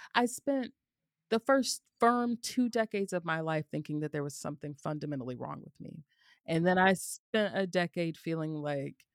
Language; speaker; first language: English; native; English